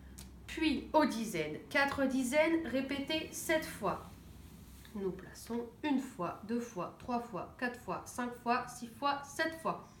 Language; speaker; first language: French; native; French